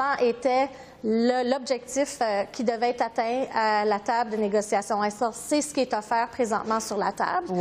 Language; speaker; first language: French; native; French